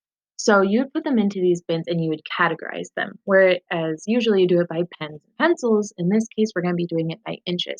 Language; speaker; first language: English; native; English